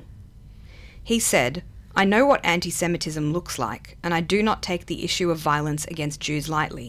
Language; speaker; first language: English; non-native, local second language; Hebrew